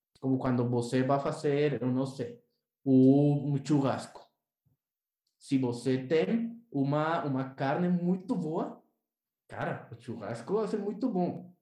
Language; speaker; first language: Portuguese; non-native, learner; Spanish